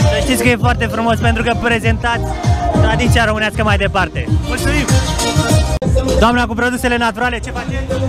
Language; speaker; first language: Romanian; native; Romanian